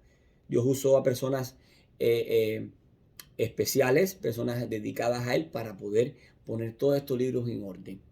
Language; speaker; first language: Spanish; native; Spanish